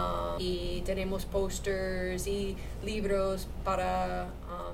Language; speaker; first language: Spanish; non-native, learner; English